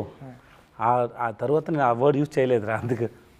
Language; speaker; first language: Telugu; non-native, learner; Tamil